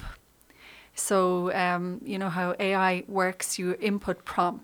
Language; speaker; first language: English; native; English